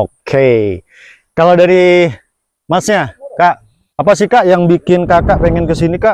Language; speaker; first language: Indonesian; native; Indonesian